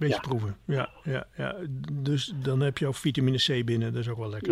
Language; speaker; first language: Dutch; native; Dutch